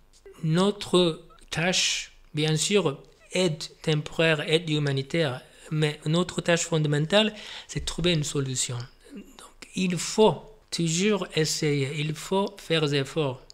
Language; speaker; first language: French; non-native, fluent; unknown